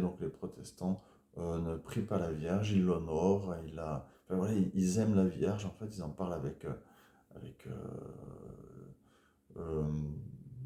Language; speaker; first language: French; native; French